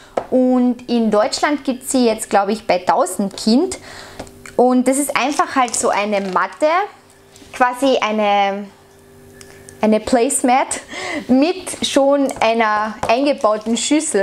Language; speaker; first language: German; native; German